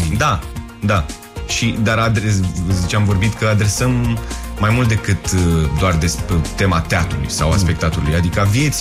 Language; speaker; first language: Romanian; native; Romanian